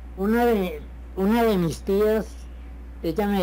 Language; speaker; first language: Spanish; native; Spanish